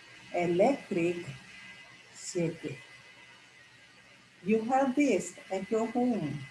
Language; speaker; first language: English; non-native, local second language; Filipino